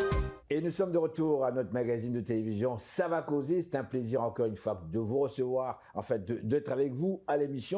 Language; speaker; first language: French; native; French